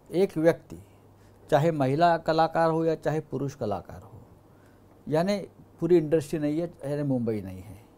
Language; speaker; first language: Hindi; non-native, local second language; Marathi